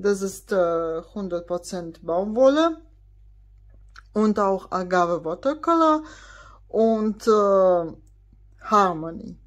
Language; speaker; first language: German; non-native, fluent; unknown